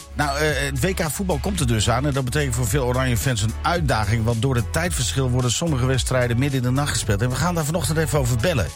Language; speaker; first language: Dutch; native; Dutch